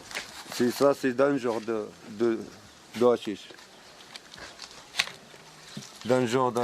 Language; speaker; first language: French; non-native, learner; Arabic